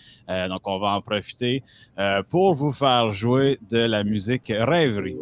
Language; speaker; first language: French; native; French